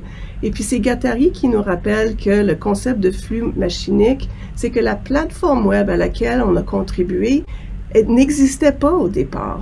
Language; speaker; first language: French; native; French